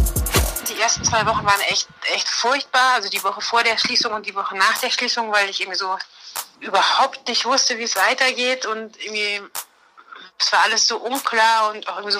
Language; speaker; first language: German; native; German